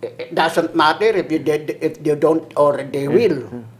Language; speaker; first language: English; non-native, local second language; Filipino